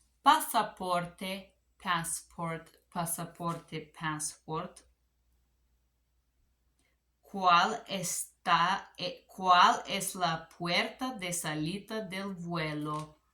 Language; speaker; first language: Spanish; non-native, learner; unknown